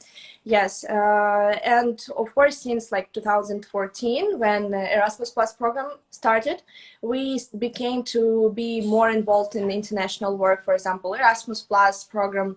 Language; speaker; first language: English; non-native, fluent; Russian